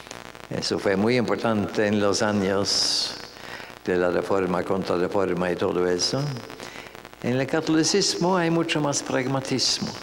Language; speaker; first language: Spanish; non-native, fluent; Norwegian